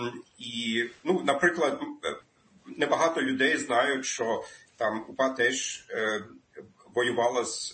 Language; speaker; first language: Ukrainian; non-native, fluent; German